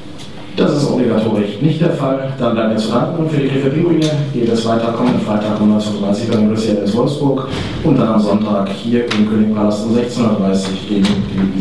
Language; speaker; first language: German; native; German